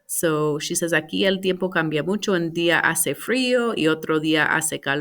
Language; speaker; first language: Spanish; non-native, fluent; English